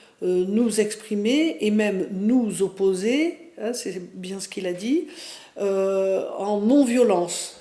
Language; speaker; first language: French; native; French